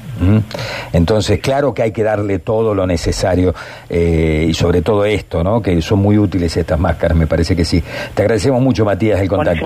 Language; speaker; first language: Spanish; native; Spanish